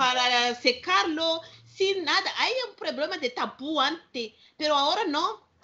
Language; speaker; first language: Spanish; non-native, learner; Malagasy